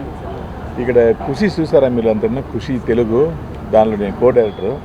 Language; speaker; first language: Telugu; non-native, learner; Tamil